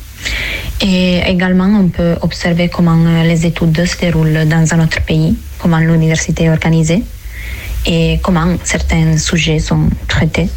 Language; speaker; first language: French; non-native, fluent; Italian